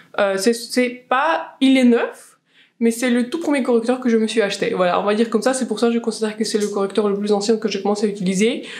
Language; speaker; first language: French; non-native, fluent; Russian